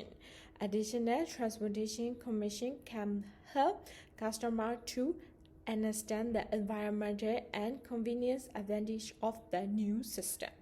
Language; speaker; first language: English; non-native, learner; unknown